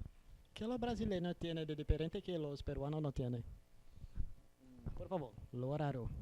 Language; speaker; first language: Spanish; non-native, learner; Portuguese